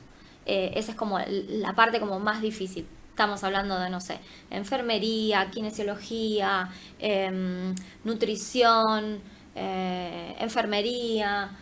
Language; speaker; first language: Spanish; native; Spanish